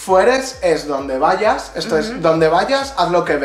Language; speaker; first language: Spanish; native; Spanish